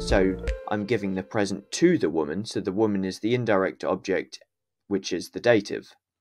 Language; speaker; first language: English; native; English